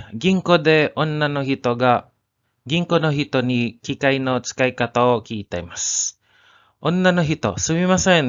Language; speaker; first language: Japanese; non-native, learner; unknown